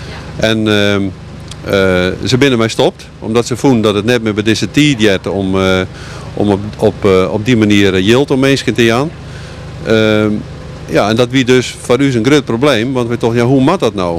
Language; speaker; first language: Dutch; native; Dutch